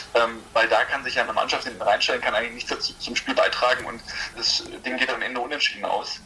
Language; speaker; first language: German; native; German